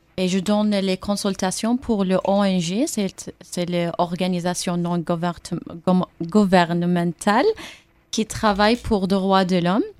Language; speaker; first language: French; non-native, learner; Arabic